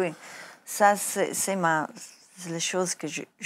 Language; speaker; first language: French; non-native, learner; Afrikaans